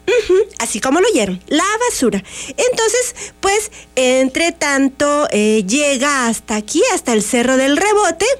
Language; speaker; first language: Spanish; native; Spanish